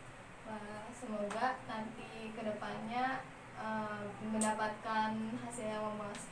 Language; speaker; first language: Indonesian; native; Indonesian